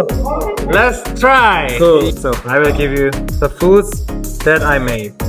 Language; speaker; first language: English; non-native, fluent; Korean